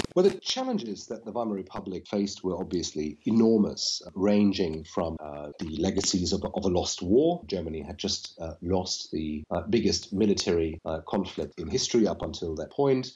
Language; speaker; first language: English; non-native, fluent; German